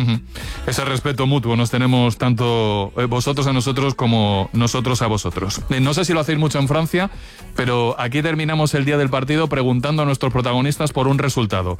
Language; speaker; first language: Spanish; native; Spanish